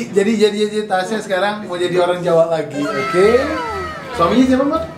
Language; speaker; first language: Indonesian; native; Indonesian